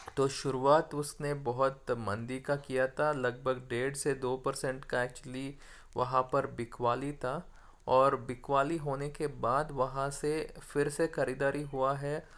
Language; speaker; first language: Hindi; non-native, local second language; Kannada